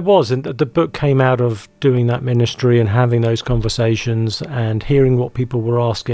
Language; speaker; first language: English; native; English